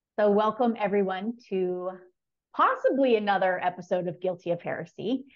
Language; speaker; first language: English; native; English